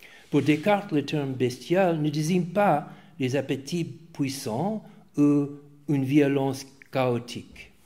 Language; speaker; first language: French; non-native, fluent; English